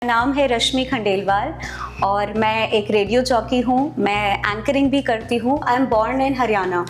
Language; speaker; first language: Hindi; native; Hindi